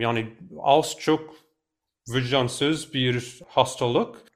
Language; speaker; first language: Turkish; non-native, fluent; English